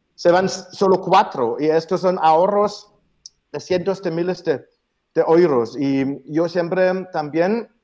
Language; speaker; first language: Spanish; non-native, fluent; German